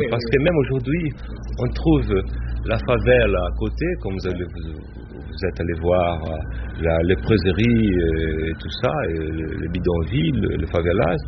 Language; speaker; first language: French; non-native, fluent; Portuguese